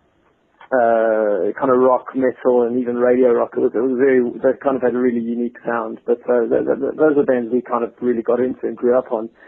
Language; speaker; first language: English; native; English